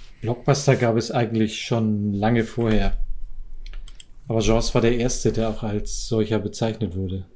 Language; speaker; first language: German; native; German